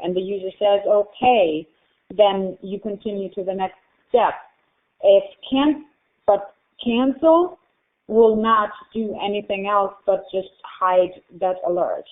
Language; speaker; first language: English; non-native, fluent; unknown